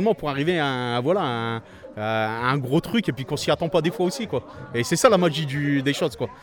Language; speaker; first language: French; native; French